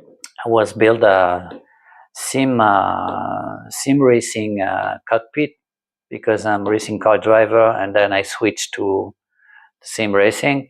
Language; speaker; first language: English; non-native, learner; French